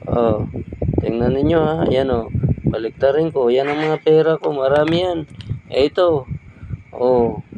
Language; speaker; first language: Filipino; native; Filipino